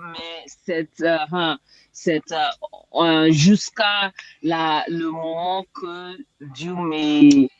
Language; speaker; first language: French; non-native, learner; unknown